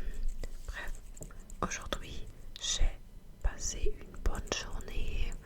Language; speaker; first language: French; non-native, fluent; German